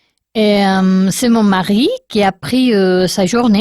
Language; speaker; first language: French; non-native, learner; Spanish